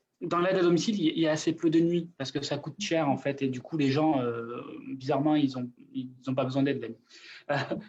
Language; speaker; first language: French; native; French